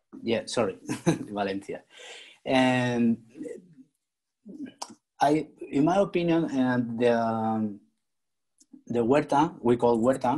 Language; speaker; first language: English; non-native, learner; Spanish